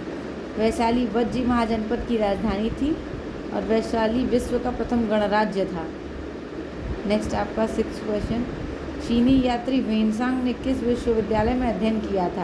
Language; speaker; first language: Hindi; native; Hindi